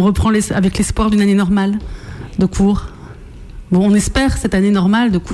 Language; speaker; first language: French; native; French